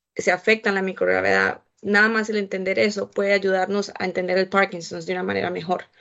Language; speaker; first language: Spanish; native; Spanish